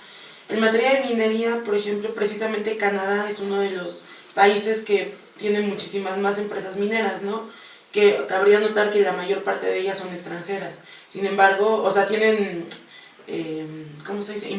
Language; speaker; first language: Spanish; native; Spanish